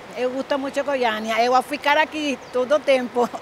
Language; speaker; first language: Portuguese; non-native, learner; Spanish